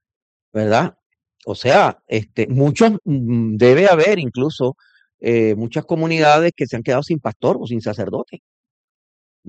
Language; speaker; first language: Spanish; native; Spanish